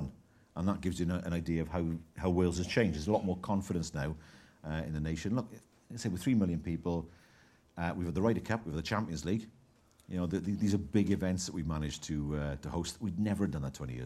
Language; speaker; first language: English; native; English